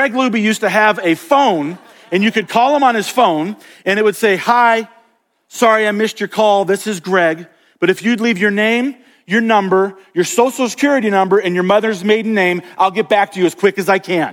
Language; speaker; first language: English; native; English